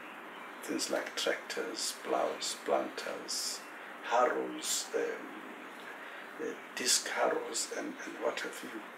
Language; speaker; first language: English; non-native, local second language; Tswana